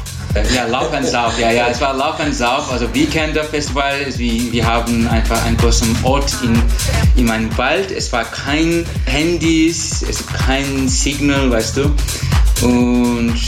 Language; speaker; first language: German; non-native, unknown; Turkish